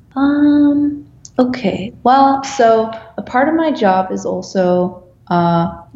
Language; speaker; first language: English; non-native, fluent; Dutch